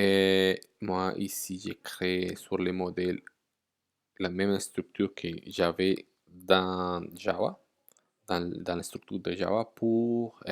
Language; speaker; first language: French; non-native, fluent; Spanish